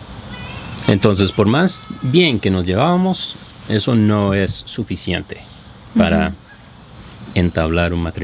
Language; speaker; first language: Spanish; non-native, fluent; English